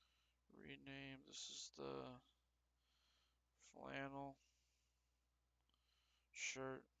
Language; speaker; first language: English; native; English